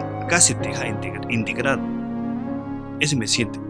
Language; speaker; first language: Spanish; non-native, learner; Chinese